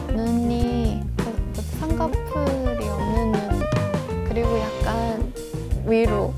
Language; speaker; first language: Korean; non-native, fluent; Chinese